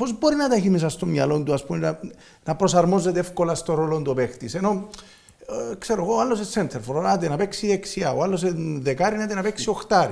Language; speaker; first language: Greek; native; Greek